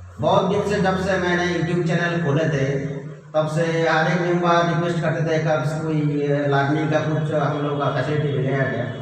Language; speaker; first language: Hindi; non-native, local second language; Bangla